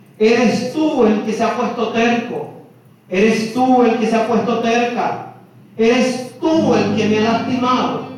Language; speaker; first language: Spanish; native; Spanish